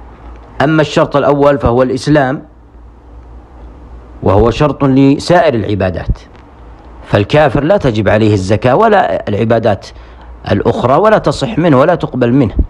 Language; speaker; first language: Arabic; native; Arabic